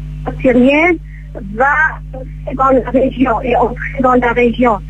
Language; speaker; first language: French; non-native, fluent; Kurdish